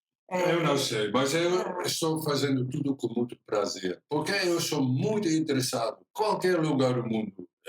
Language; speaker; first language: Portuguese; non-native, fluent; Dutch